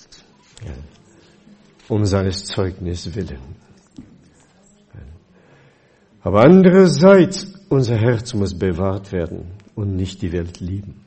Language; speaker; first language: German; non-native, fluent; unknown